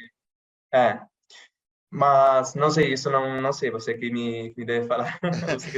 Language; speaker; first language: Portuguese; non-native, fluent; Italian